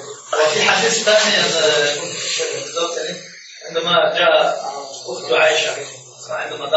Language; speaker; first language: Arabic; non-native, learner; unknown